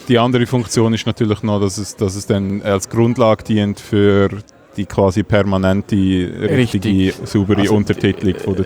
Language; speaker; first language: German; native; German